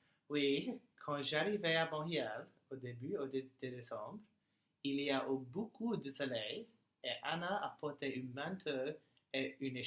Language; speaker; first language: French; non-native, learner; English